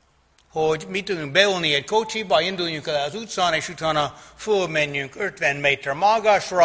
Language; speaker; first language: Hungarian; non-native, fluent; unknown